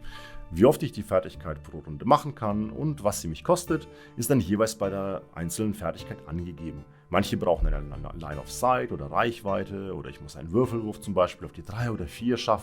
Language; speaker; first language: German; native; German